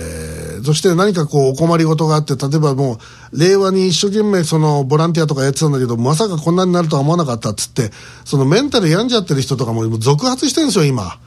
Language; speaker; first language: Japanese; native; Japanese